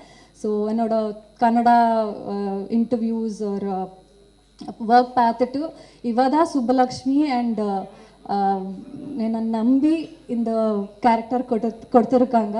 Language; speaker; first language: Tamil; non-native, learner; Kannada